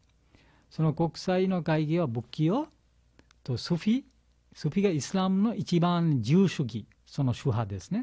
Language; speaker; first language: Japanese; non-native, learner; Bangla